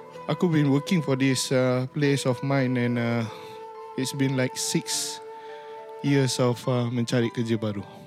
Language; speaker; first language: English; non-native, local second language; Malay